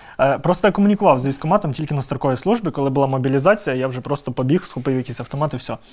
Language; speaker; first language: Ukrainian; native; Ukrainian